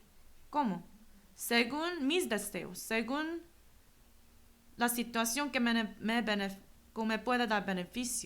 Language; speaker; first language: Spanish; non-native, fluent; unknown